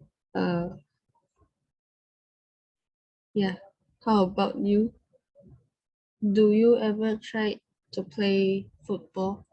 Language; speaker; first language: English; non-native, learner; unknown